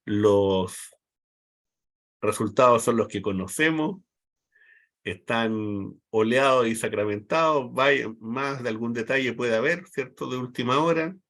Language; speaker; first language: Spanish; native; Spanish